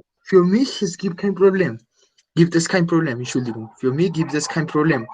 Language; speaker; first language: German; non-native, fluent; Spanish